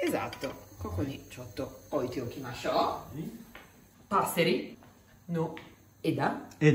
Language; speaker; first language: Japanese; non-native, learner; Italian